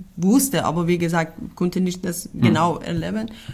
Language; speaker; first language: German; non-native, learner; Persian